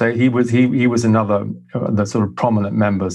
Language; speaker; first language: English; native; English